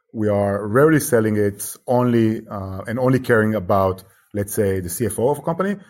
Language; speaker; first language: English; non-native, fluent; Hebrew